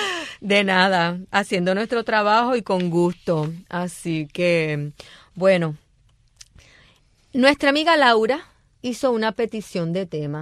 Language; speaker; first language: Spanish; native; Spanish